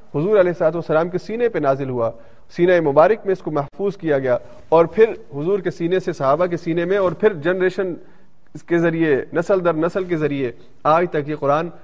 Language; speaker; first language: Urdu; early bilingual, heritage; Urdu